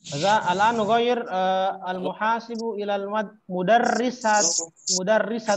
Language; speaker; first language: Arabic; non-native, fluent; Indonesian